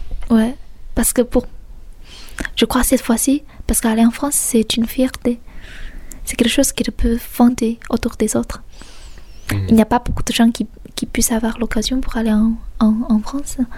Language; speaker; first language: French; non-native, fluent; Chinese